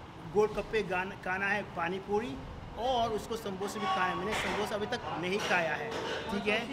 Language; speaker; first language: Hindi; non-native, learner; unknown